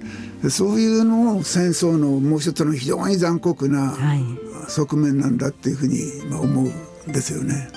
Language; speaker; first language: Japanese; native; Japanese